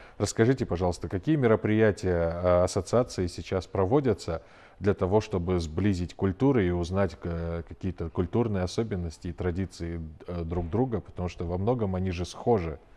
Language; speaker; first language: Russian; non-native, local second language; Kyrgyz